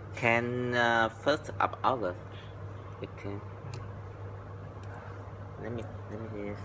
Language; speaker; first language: English; non-native, learner; Vietnamese